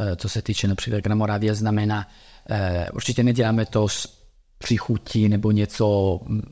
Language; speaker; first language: Czech; non-native, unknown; Italian